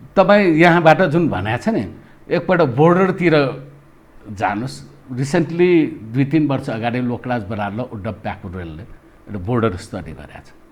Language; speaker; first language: Nepali; non-native, local second language; Newari